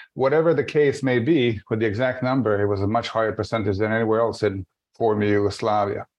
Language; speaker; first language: English; non-native, fluent; Bosnian